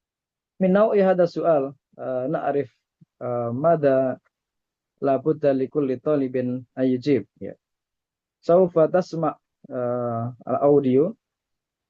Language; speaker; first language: Arabic; non-native, fluent; Indonesian